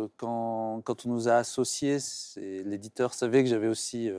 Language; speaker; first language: French; non-native, local second language; Arabic